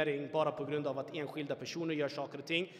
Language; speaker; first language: Swedish; native; Swedish